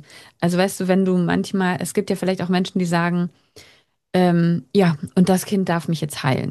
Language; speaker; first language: German; native; German